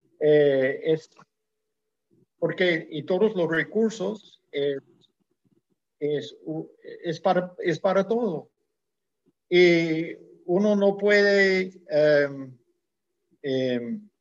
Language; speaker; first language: Spanish; non-native, fluent; English